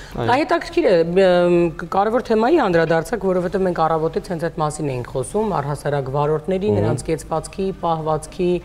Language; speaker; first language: Armenian; native; Armenian